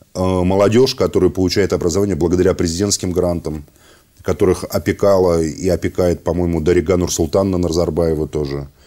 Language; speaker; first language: Russian; native; Russian